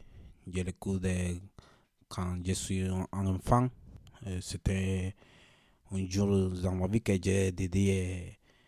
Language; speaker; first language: French; non-native, learner; Spanish